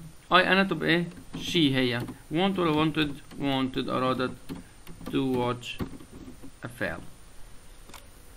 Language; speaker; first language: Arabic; native; Arabic